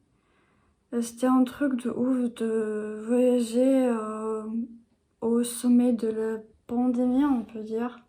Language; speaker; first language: French; non-native, learner; English